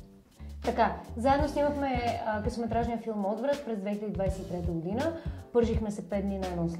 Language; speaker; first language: Bulgarian; native; Bulgarian